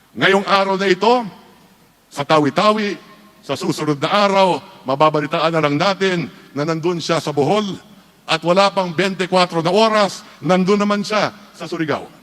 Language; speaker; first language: Filipino; native; Filipino